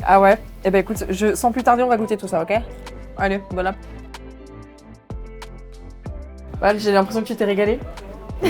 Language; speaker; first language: French; native; French